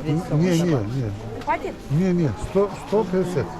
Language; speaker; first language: Russian; non-native, learner; Turkish